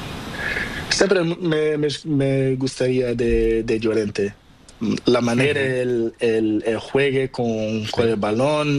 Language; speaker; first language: Spanish; non-native, learner; Portuguese